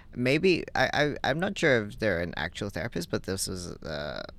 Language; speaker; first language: English; non-native, local second language; Cantonese